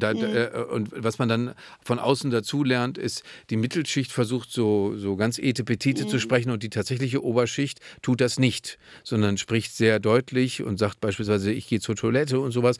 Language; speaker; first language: German; native; German